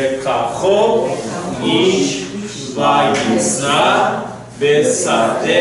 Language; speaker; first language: Hebrew; non-native, learner; English